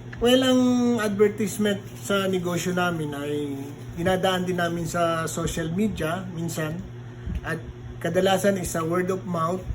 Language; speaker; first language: Filipino; non-native, local second language; Maguindanaon